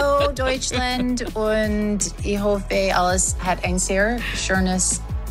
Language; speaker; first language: German; non-native, learner; English